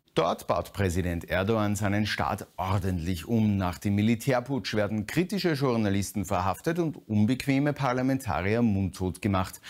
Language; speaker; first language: German; native; German